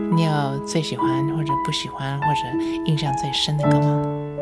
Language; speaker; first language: Chinese; early bilingual, other home language; English